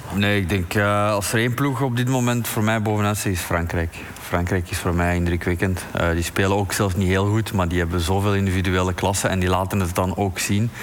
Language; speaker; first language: Dutch; native; Dutch